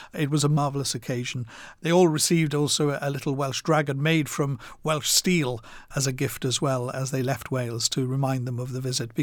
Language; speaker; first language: English; native; English